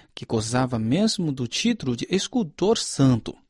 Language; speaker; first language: Portuguese; non-native, fluent; Chinese